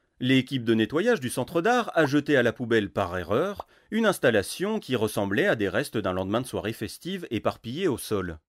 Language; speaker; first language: French; native; French